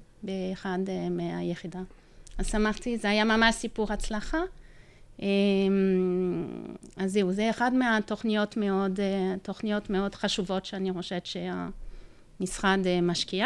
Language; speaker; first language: Hebrew; non-native, fluent; French